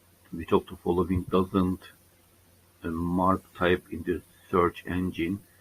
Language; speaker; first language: English; non-native, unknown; Turkish